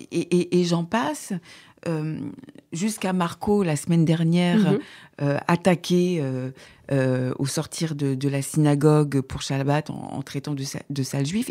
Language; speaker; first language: French; native; French